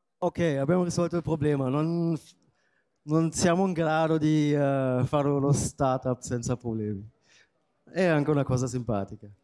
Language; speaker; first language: Italian; non-native, fluent; German